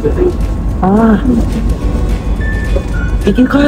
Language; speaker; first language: Chinese; non-native, learner; Japanese